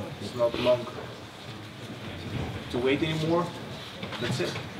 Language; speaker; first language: English; non-native, fluent; Russian